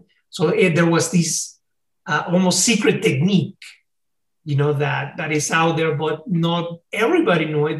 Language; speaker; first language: English; non-native, fluent; Spanish